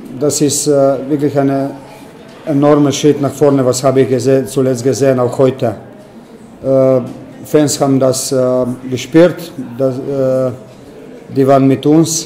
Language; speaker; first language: German; non-native, fluent; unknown